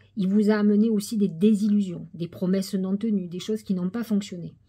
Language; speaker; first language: French; native; French